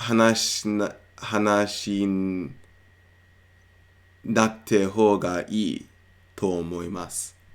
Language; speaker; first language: Japanese; non-native, learner; English